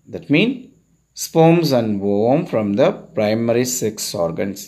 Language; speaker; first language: English; non-native, local second language; Tamil